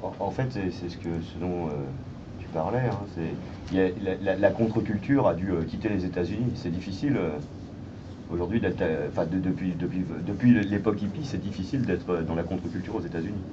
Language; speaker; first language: French; native; French